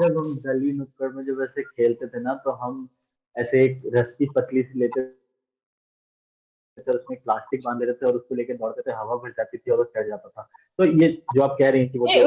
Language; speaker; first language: Hindi; native; Hindi